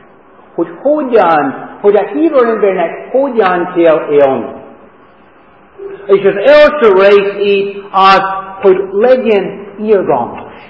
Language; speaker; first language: Hungarian; non-native, fluent; English